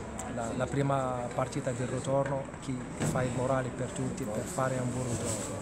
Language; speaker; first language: Italian; non-native, learner; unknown